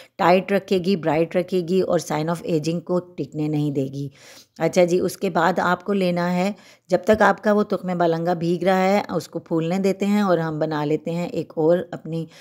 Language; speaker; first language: Hindi; native; Hindi